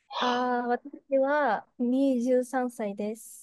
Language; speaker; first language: Japanese; non-native, learner; Filipino